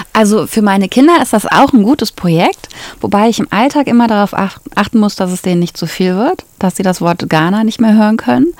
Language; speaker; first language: German; native; German